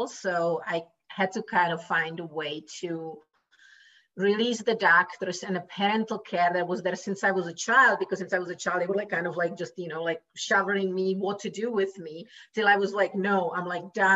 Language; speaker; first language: English; non-native, fluent; Czech